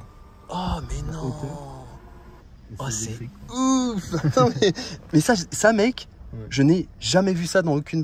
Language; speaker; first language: French; native; French